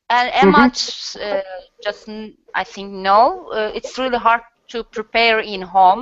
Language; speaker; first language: English; non-native, learner; Turkish